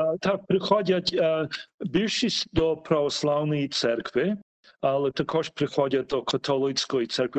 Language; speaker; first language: Ukrainian; early bilingual, heritage; Ukrainian